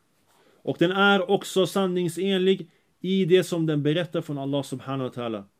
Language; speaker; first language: Swedish; early bilingual, other home language; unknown